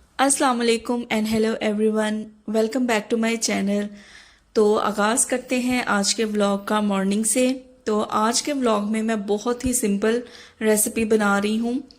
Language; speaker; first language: Urdu; native; Urdu